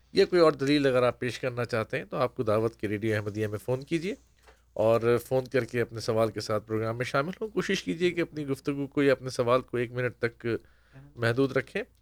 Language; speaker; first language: Urdu; native; Urdu